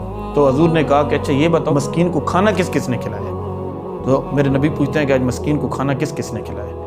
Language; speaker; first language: Urdu; native; Urdu